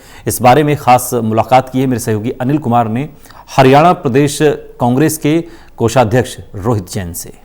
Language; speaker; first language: Hindi; native; Hindi